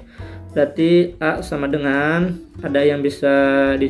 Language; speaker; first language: Indonesian; native; Indonesian